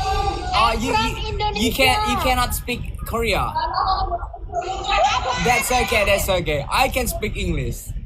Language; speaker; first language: English; non-native, learner; Indonesian